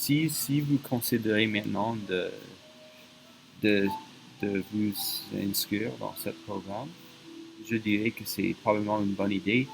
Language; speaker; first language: French; non-native, fluent; English